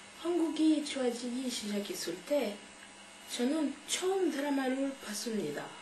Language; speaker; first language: Korean; non-native, learner; French